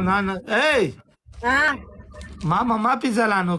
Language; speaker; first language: Arabic; non-native, learner; Pashto